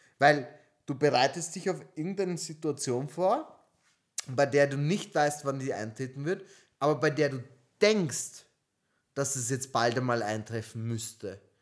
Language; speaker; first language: German; early bilingual, other home language; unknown